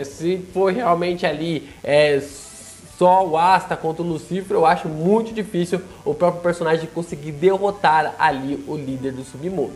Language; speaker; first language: Portuguese; native; Portuguese